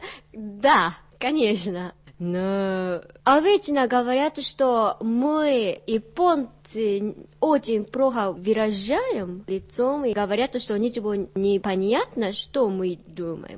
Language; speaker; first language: Russian; non-native, learner; Japanese